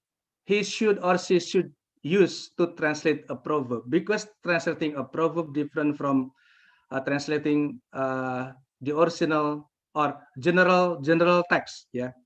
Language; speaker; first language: English; non-native, fluent; Indonesian